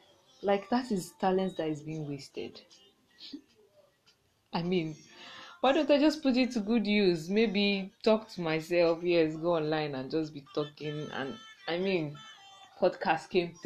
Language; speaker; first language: English; non-native, local second language; Igbo